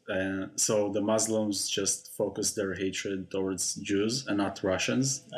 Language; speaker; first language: English; non-native, fluent; Russian